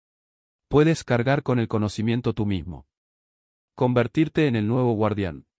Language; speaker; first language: Spanish; native; Spanish